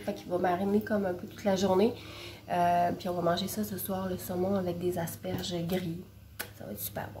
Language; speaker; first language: French; native; French